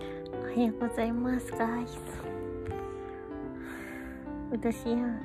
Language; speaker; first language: Indonesian; non-native, learner; Japanese